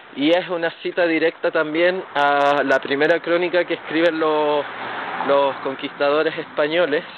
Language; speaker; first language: Spanish; native; Spanish